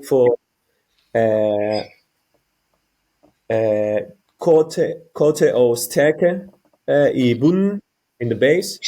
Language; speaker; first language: Danish; non-native, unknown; Catalan